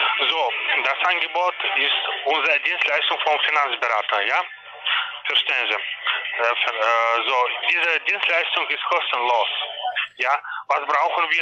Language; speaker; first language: German; non-native, learner; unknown